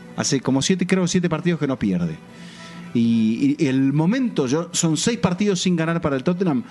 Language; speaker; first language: Spanish; native; Spanish